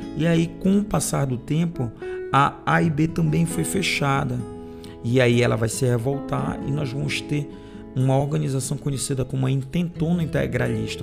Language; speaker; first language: Portuguese; native; Portuguese